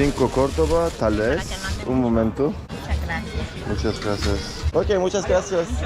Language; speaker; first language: Spanish; non-native, learner; Turkish